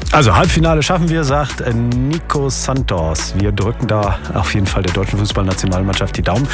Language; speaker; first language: German; native; German